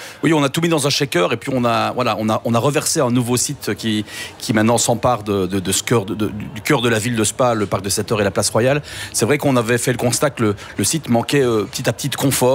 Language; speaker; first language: French; native; French